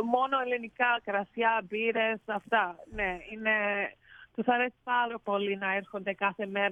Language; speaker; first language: Greek; early bilingual, heritage; Greek